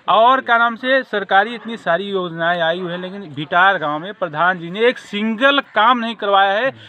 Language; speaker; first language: Hindi; native; Hindi